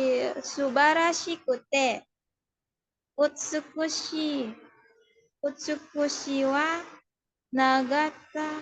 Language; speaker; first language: Japanese; non-native, learner; Indonesian